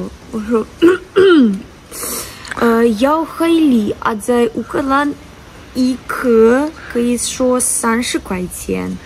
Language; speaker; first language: Chinese; non-native, learner; Ukrainian